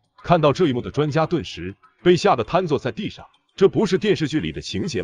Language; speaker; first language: Chinese; native; Chinese